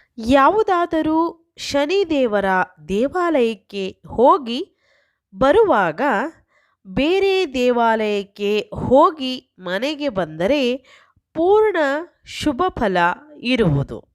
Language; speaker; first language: Kannada; native; Kannada